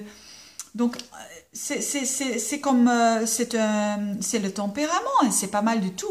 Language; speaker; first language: French; non-native, local second language; Dutch